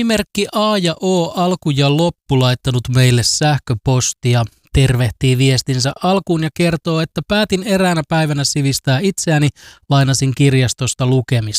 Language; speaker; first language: Finnish; native; Finnish